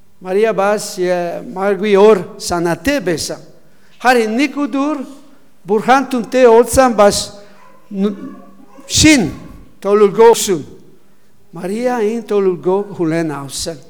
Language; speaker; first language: Mongolian; non-native, learner; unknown